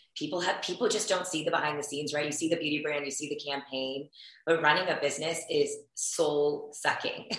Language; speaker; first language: English; early bilingual, other home language; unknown